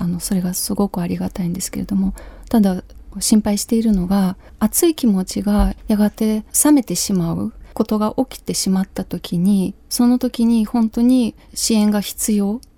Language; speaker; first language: Japanese; non-native, fluent; Ukrainian